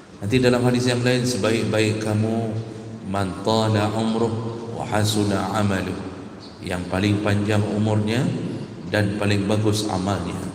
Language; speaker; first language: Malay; non-native, local second language; Achinese